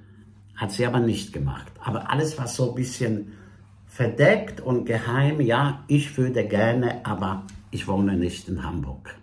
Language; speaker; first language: German; non-native, fluent; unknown